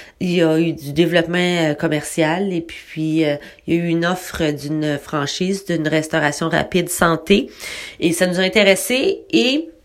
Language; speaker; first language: French; native; French